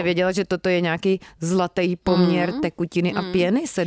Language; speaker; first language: Czech; native; Czech